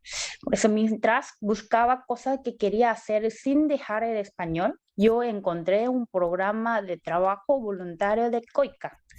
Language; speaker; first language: Spanish; non-native, learner; Korean